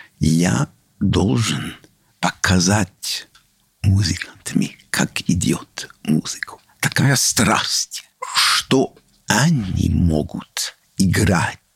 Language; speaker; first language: Russian; non-native, learner; English